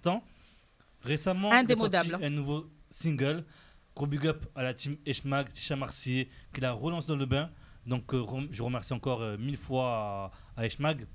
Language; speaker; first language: French; native; French